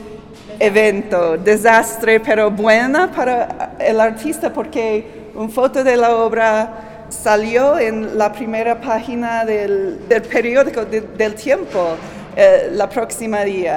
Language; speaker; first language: Spanish; non-native, fluent; English